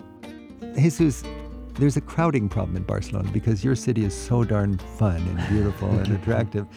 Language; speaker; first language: English; native; English